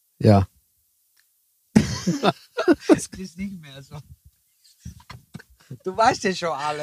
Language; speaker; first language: German; early bilingual, heritage; Italian